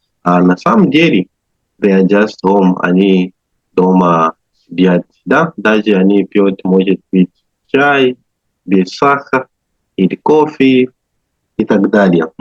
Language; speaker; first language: Russian; non-native, learner; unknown